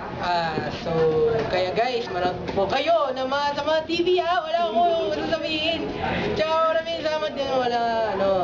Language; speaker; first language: Filipino; early bilingual, heritage; Japanese